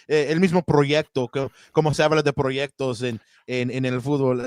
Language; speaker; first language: Spanish; early bilingual, heritage; Spanish